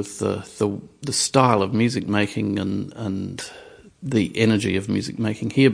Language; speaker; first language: English; native; English